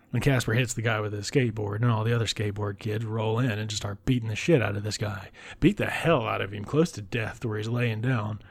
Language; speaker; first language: English; native; English